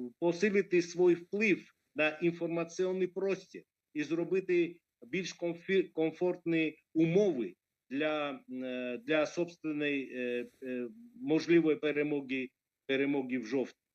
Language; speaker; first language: Ukrainian; non-native, fluent; Georgian